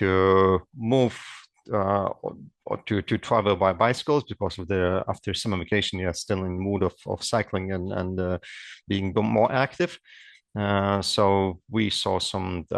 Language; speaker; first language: English; non-native, fluent; Lithuanian